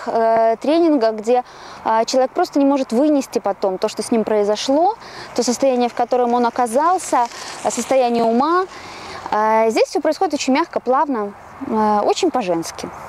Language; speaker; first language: Russian; native; Russian